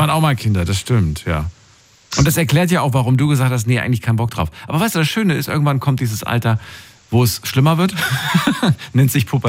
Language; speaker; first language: German; native; German